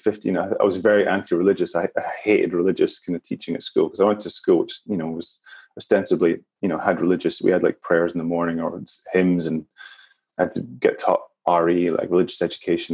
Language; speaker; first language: English; native; English